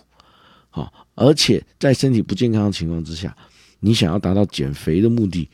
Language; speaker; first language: Chinese; native; Chinese